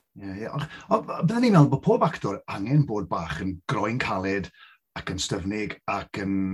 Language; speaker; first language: Welsh; native; Welsh